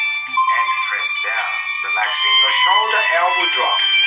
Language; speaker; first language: English; non-native, fluent; Chinese